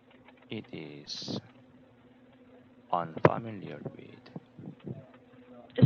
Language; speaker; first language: English; non-native, learner; Korean